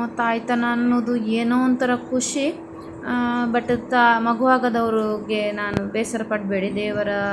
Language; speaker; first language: Kannada; non-native, local second language; Tulu